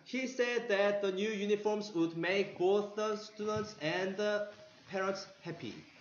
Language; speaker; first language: English; non-native, fluent; Korean